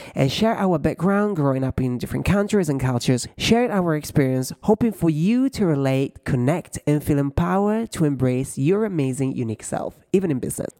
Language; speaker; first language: English; non-native, fluent; Italian